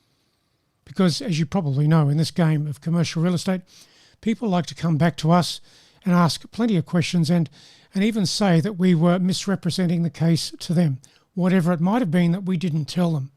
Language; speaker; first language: English; native; English